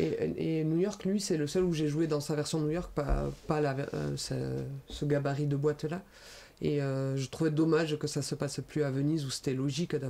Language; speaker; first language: French; native; French